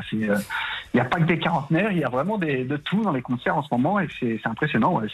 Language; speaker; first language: French; native; French